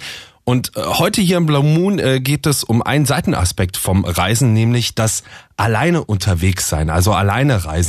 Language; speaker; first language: German; native; German